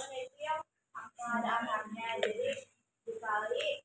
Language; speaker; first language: Indonesian; native; Indonesian